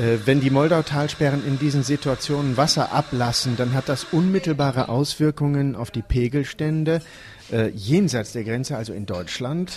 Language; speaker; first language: German; native; German